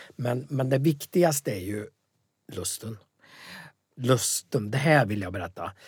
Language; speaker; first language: Swedish; native; Swedish